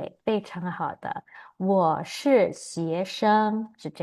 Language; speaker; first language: Chinese; non-native, fluent; Indonesian